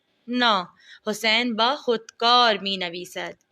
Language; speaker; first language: Persian; non-native, fluent; Urdu